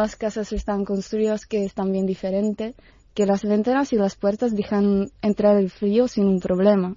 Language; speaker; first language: Spanish; non-native, fluent; Czech